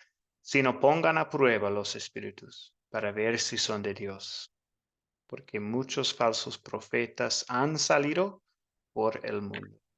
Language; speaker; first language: Spanish; non-native, fluent; English